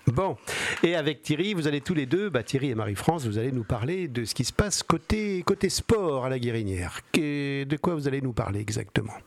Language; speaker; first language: French; native; French